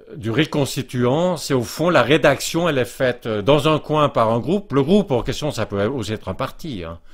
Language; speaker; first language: French; native; French